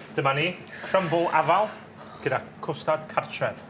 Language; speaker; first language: Welsh; native; Welsh